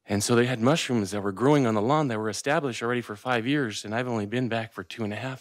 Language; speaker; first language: English; early bilingual, other home language; Spanish